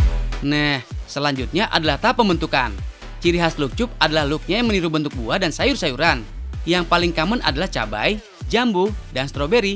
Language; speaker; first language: Indonesian; native; Indonesian